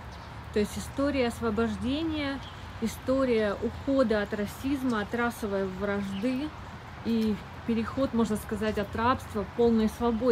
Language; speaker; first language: Russian; native; Russian